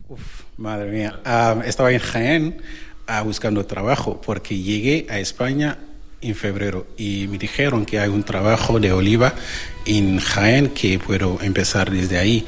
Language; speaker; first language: Spanish; non-native, learner; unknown